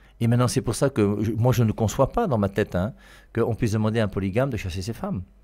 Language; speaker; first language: French; native; French